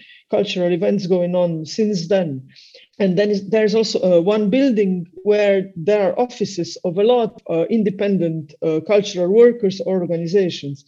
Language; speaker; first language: English; non-native, fluent; Slovenian